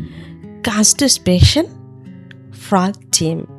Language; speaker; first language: German; non-native, learner; Bangla